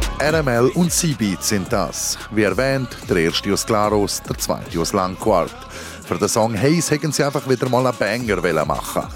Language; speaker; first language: German; native; German